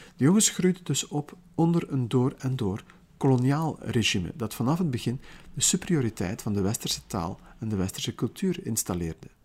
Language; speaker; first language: Dutch; native; Dutch